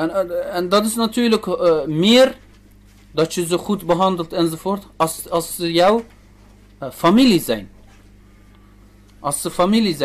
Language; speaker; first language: Dutch; early bilingual, other home language; Turkish